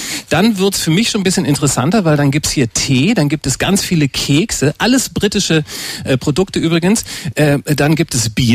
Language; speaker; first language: German; native; German